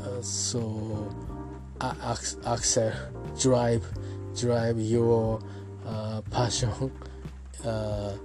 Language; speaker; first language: English; non-native, learner; Japanese